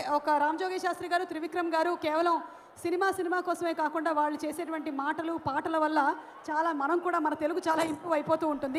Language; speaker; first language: Telugu; native; Telugu